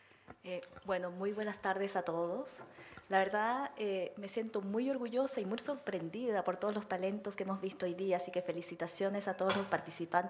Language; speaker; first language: Spanish; native; Spanish